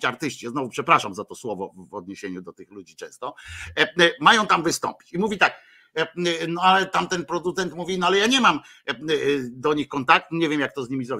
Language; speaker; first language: Polish; native; Polish